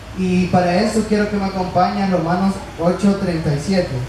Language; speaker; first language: Spanish; native; Spanish